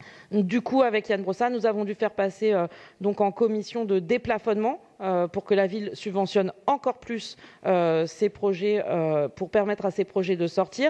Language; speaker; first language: French; native; French